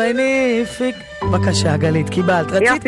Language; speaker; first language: Hebrew; native; Hebrew